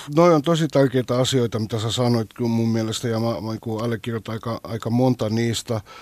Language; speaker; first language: Finnish; non-native, fluent; Greek